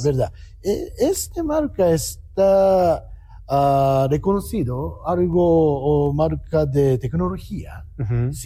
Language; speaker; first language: Spanish; non-native, learner; Japanese